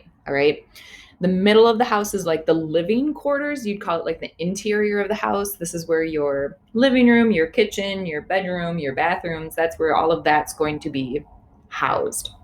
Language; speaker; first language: English; native; English